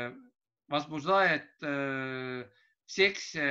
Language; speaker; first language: Russian; non-native, learner; Estonian